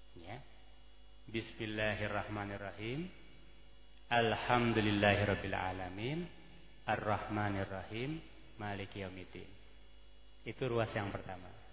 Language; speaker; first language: Indonesian; non-native, local second language; Sundanese